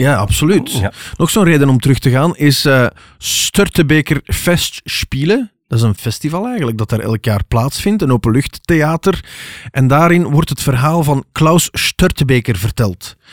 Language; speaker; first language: Dutch; native; Dutch